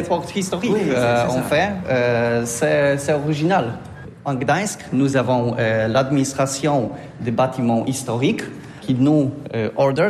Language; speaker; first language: French; non-native, learner; Polish